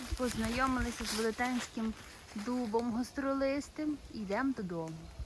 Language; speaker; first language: Ukrainian; native; Ukrainian